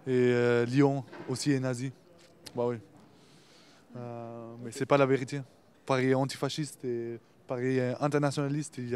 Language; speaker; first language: French; non-native, fluent; Turkish